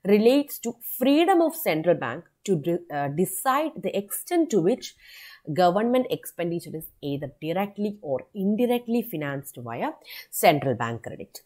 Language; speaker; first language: English; non-native, local second language; Malayalam